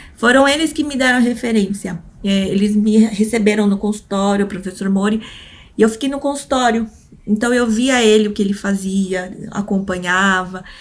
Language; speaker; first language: Portuguese; early bilingual, other home language; Korean